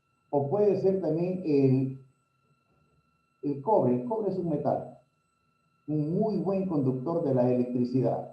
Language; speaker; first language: Spanish; native; Spanish